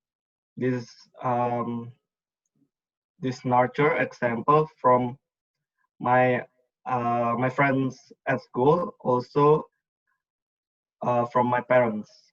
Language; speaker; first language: English; non-native, learner; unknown